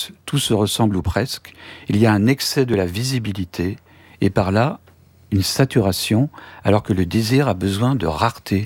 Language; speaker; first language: French; native; French